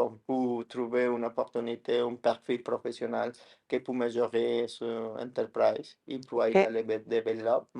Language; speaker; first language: French; non-native, learner; Spanish